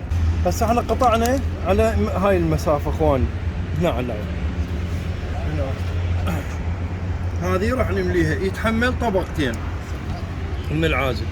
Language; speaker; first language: Arabic; native; Arabic